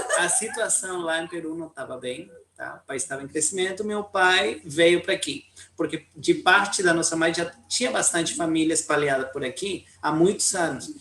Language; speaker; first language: Portuguese; non-native, fluent; Spanish